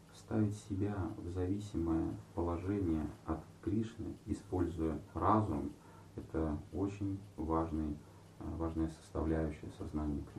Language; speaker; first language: Russian; native; Russian